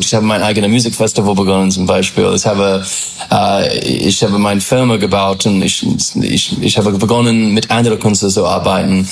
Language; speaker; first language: German; non-native, learner; English